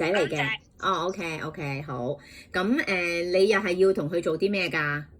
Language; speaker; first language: Cantonese; native; Cantonese